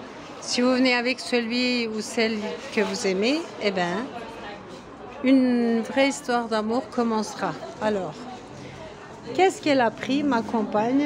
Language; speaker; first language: French; non-native, fluent; Turkish